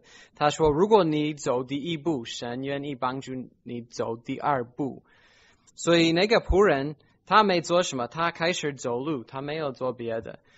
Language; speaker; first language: Chinese; non-native, fluent; English